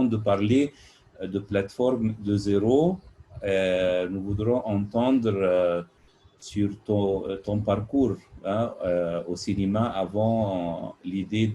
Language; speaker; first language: French; non-native, learner; Arabic